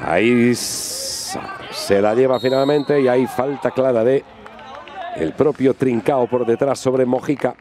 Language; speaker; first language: Spanish; native; Spanish